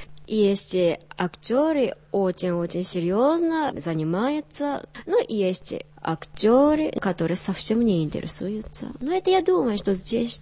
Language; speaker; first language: Russian; non-native, learner; Japanese